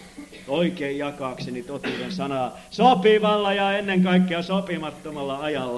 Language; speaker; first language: Finnish; native; Finnish